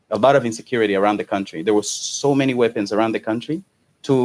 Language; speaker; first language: English; non-native, local second language; Kinyarwanda